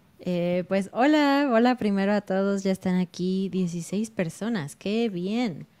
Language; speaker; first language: Spanish; native; Spanish